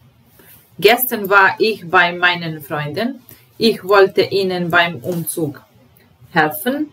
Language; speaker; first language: German; non-native, fluent; Serbian